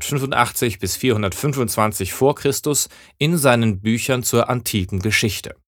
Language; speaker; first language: German; native; German